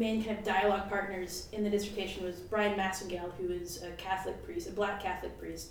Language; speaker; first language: English; native; English